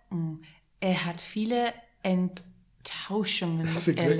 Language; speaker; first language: German; non-native, learner; English